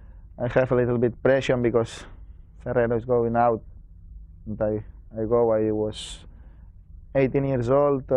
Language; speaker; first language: English; non-native, learner; Spanish